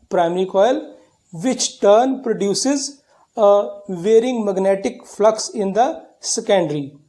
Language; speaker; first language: English; non-native, local second language; Punjabi